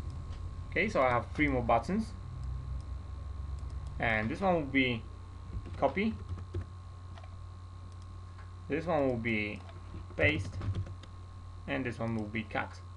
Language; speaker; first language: English; non-native, fluent; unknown